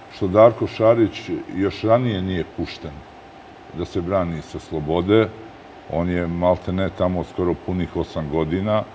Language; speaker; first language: Serbian; native; Serbian